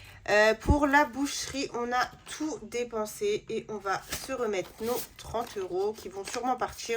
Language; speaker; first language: French; native; French